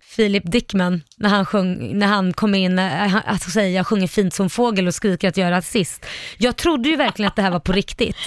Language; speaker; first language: Swedish; early bilingual, other home language; Arabic